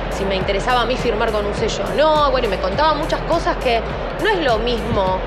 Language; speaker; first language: Spanish; native; Spanish